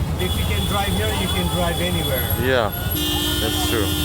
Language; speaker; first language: English; non-native, learner; Polish